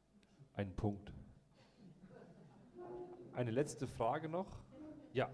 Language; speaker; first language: German; native; German